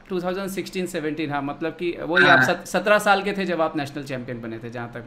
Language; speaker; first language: Hindi; native; Hindi